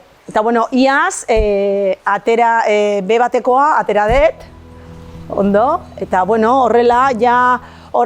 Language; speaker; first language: Basque; non-native, local second language; Spanish